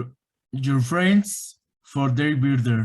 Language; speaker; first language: English; non-native, learner; Spanish